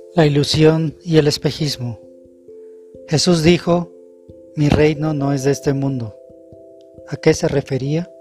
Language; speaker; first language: Spanish; native; Spanish